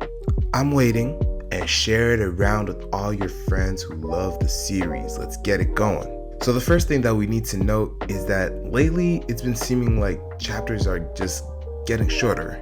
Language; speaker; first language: English; native; English